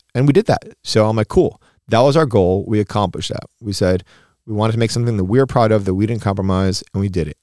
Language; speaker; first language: English; early bilingual, other home language; Spanish